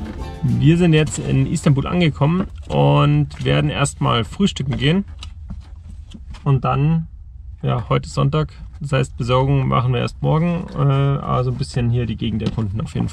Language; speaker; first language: German; native; German